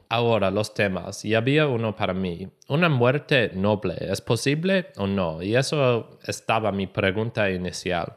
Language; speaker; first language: Spanish; non-native, learner; English